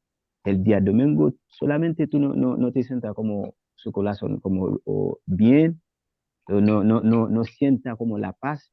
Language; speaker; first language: Spanish; non-native, learner; Haitian Creole